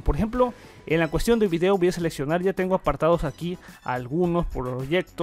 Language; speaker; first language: Spanish; native; Spanish